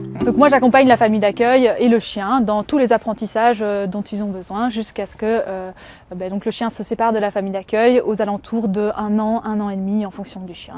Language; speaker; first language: French; native; French